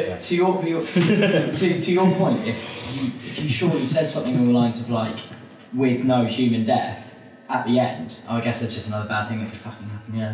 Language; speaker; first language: English; native; English